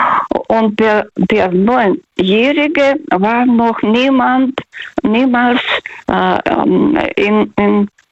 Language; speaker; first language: German; non-native, fluent; Russian